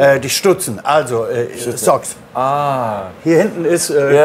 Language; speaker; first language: German; native; German